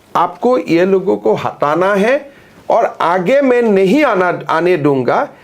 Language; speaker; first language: Hindi; non-native, local second language; Assamese